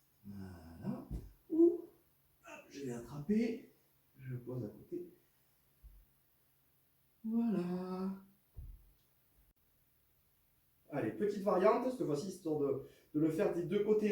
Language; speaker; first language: French; native; French